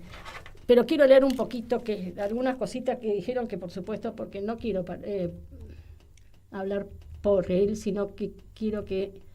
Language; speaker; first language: Spanish; native; Spanish